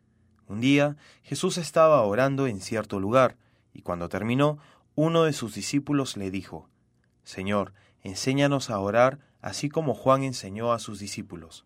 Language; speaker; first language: Spanish; native; Spanish